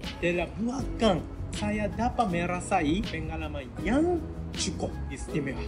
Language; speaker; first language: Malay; non-native, learner; Japanese